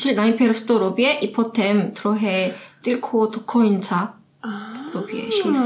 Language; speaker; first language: Polish; non-native, learner; Korean